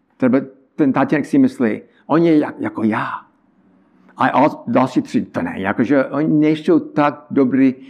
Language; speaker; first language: Czech; non-native, learner; English